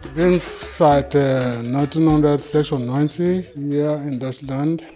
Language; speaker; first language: German; non-native, fluent; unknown